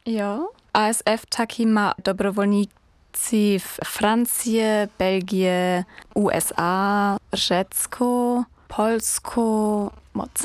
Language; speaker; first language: Czech; non-native, learner; German